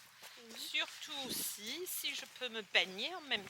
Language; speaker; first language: French; non-native, fluent; English